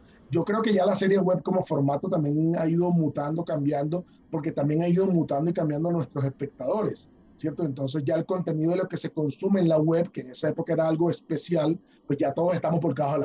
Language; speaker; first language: Spanish; native; Spanish